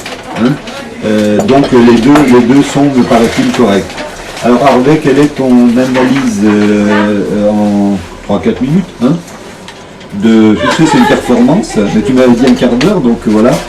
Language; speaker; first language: French; native; French